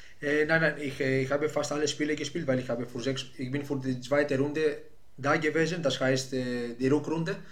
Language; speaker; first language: German; non-native, fluent; Greek